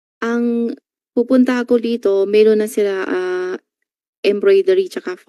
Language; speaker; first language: Filipino; non-native, learner; Chinese